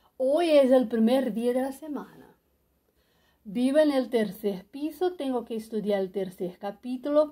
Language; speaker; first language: Spanish; non-native, fluent; Portuguese